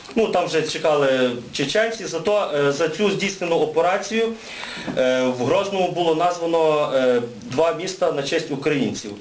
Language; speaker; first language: Ukrainian; native; Ukrainian